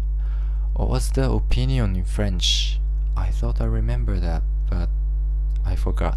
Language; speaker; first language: English; non-native, fluent; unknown